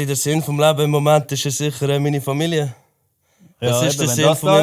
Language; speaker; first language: German; native; German